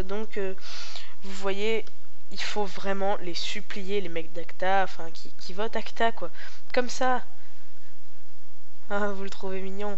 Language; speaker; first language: French; native; French